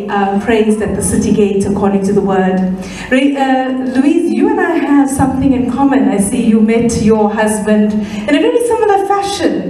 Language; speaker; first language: English; native; English